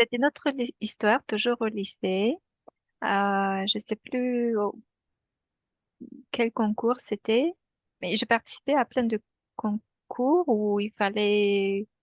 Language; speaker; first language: French; non-native, fluent; Romanian